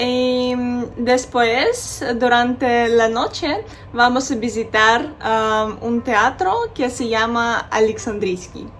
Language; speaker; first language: Spanish; non-native, learner; Russian